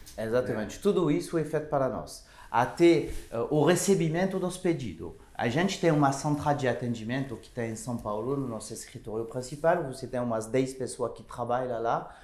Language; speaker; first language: Portuguese; non-native, fluent; French